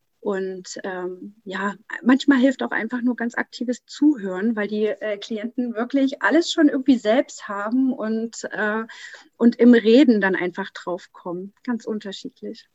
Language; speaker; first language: German; native; German